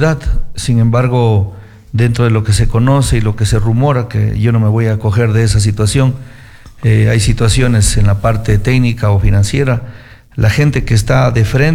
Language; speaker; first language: Spanish; native; Spanish